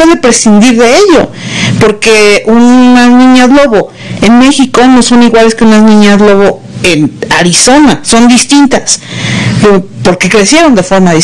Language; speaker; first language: Spanish; native; Spanish